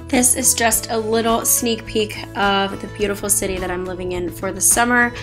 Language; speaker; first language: English; native; English